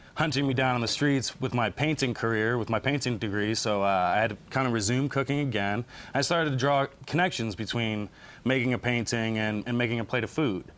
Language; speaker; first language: English; native; English